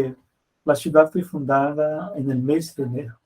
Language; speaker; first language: Spanish; non-native, fluent; Portuguese